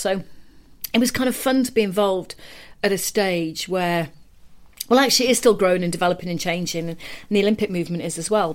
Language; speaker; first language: English; native; English